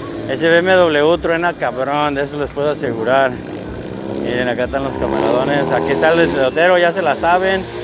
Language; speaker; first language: Spanish; native; Spanish